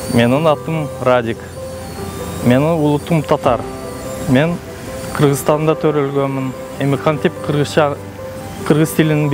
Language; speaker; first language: Kyrgyz; non-native, local second language; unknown